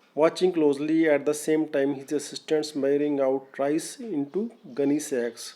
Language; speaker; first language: English; non-native, local second language; Punjabi